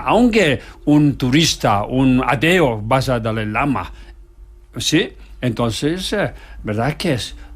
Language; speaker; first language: Spanish; non-native, learner; Tibetan